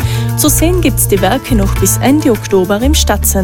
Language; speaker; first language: German; native; German